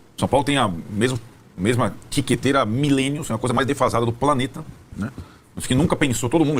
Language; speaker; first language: Portuguese; native; Portuguese